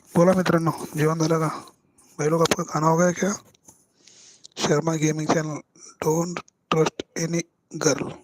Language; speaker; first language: Hindi; non-native, local second language; Marathi